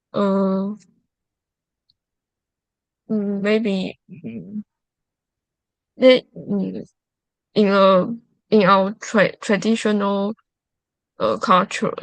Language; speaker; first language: English; non-native, learner; Chinese